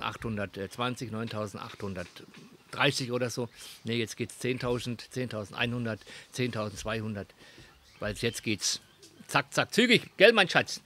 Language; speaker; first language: German; native; German